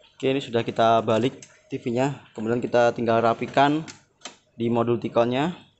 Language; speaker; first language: Indonesian; non-native, local second language; Javanese